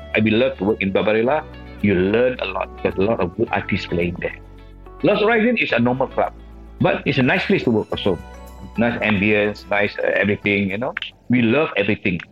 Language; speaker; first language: English; non-native, local second language; Malay